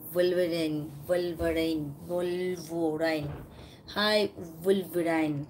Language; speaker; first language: Hindi; non-native, local second language; Bangla